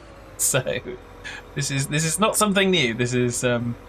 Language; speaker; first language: English; native; English